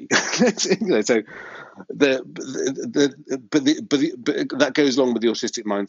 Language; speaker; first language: English; native; English